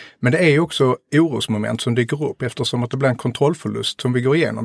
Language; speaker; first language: Swedish; native; Swedish